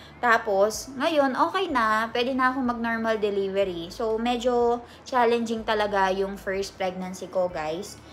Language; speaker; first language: Filipino; native; Filipino